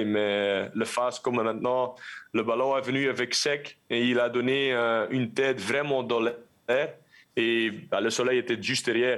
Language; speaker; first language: French; non-native, local second language; Dutch